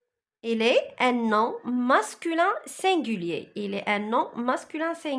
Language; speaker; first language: French; non-native, local second language; Arabic